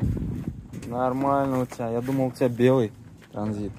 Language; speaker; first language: Russian; native; Russian